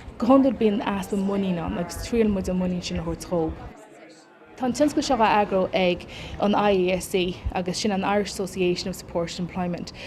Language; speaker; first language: Irish; native; Irish